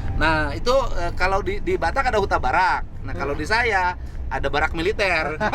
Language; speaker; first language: Indonesian; non-native, local second language; Sundanese